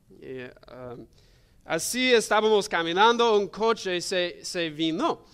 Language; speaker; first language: Spanish; non-native, learner; English